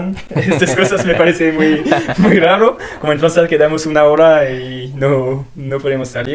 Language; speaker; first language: Spanish; non-native, learner; French